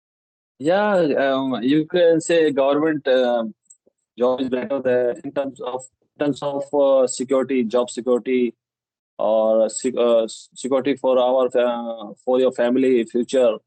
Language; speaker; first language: English; non-native, local second language; Hindi